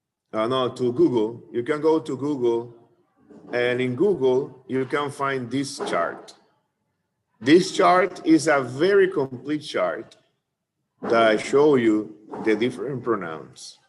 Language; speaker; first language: English; non-native, fluent; Spanish